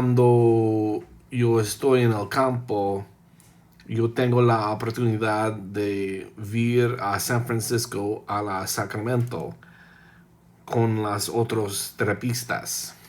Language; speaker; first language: Spanish; non-native, learner; English